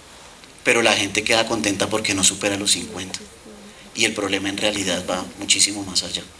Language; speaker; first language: Spanish; native; Spanish